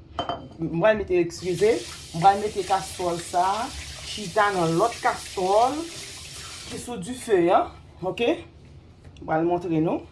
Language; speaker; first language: French; non-native, local second language; Haitian Creole